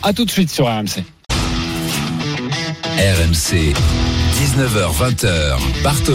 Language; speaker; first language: French; native; French